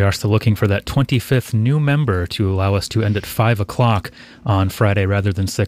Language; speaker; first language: English; native; English